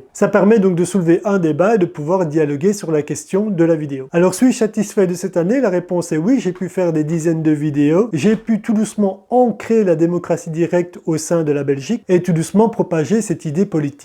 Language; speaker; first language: French; native; French